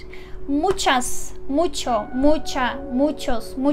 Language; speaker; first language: Spanish; non-native, fluent; Turkish